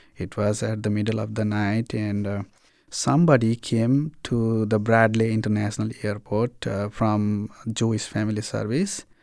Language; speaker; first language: English; non-native, local second language; Nepali